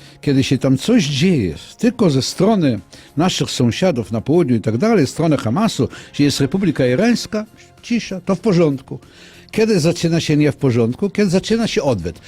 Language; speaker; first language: Polish; non-native, fluent; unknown